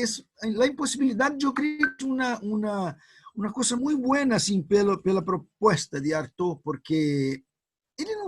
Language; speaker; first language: Spanish; non-native, fluent; Portuguese